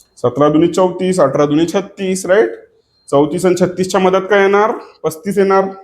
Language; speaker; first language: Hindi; non-native, local second language; Marathi